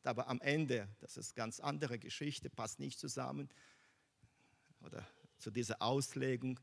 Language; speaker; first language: German; non-native, fluent; Russian